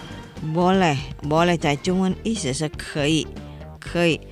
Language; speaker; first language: Chinese; non-native, fluent; Indonesian